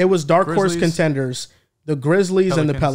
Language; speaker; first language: English; native; English